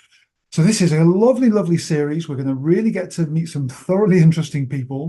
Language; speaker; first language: English; native; English